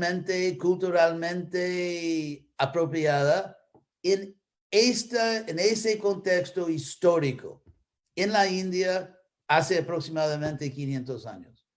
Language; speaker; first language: Spanish; non-native, fluent; English